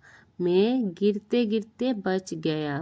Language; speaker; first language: Hindi; non-native, fluent; Bangla